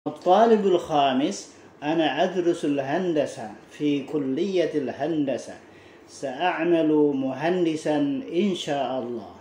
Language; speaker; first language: Arabic; non-native, learner; Indonesian